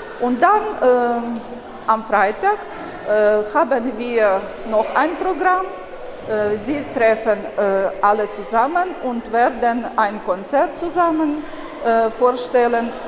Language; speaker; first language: German; non-native, learner; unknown